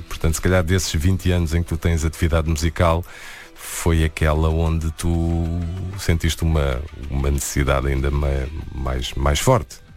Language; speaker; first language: Portuguese; native; Portuguese